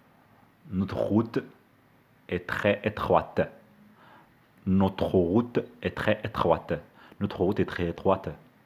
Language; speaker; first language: French; non-native, fluent; Arabic